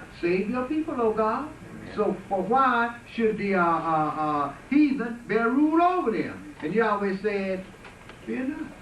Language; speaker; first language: English; native; English